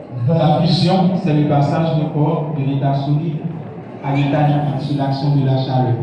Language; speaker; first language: French; non-native, local second language; Haitian Creole